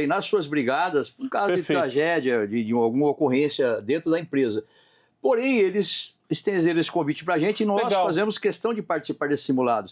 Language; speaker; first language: Portuguese; native; Portuguese